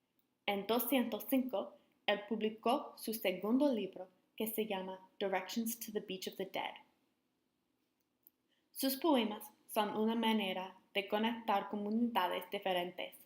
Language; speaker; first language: Spanish; non-native, learner; English